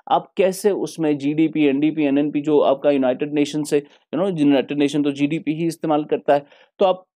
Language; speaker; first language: Hindi; non-native, local second language; Kashmiri